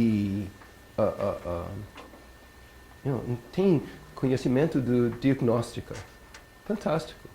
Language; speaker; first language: Portuguese; non-native, learner; English